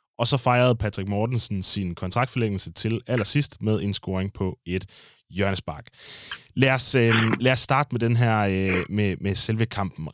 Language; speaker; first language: Danish; native; Danish